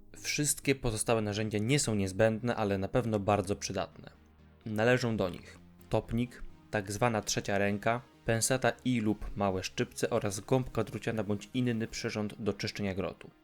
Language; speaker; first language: Polish; native; Polish